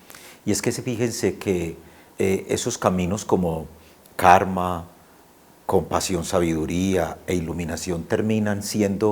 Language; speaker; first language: Spanish; native; Spanish